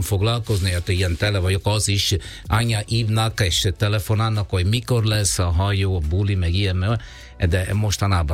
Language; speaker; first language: Hungarian; non-native, learner; Italian